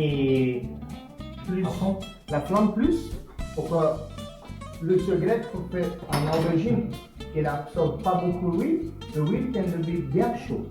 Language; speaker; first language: French; non-native, fluent; Italian